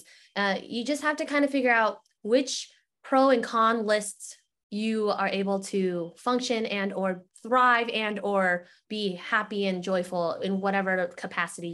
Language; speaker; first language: English; native; English